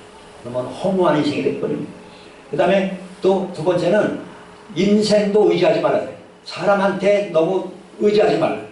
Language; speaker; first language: Korean; native; Korean